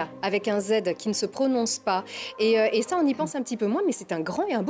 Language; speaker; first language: French; native; French